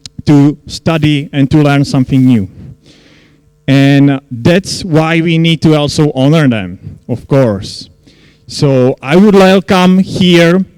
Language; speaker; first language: English; non-native, fluent; Czech